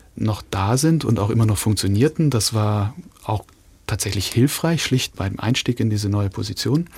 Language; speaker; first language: German; native; German